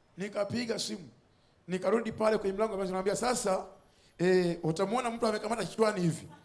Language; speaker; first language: Swahili; non-native, fluent; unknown